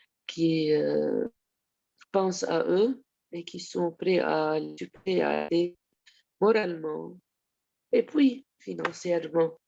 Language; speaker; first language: French; non-native, local second language; Arabic